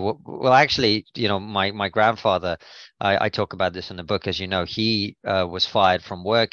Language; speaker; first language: English; non-native, fluent; Russian